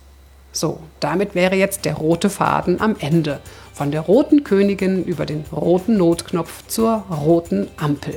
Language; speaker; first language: German; native; German